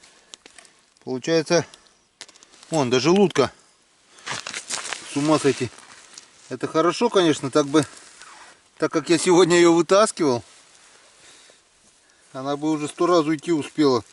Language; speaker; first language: Russian; native; Russian